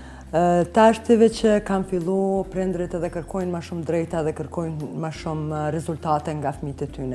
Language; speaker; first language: Albanian; native; Albanian